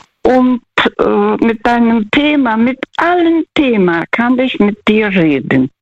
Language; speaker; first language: German; early bilingual, heritage; Russian